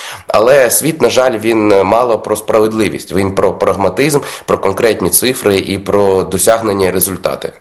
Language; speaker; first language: Ukrainian; native; Ukrainian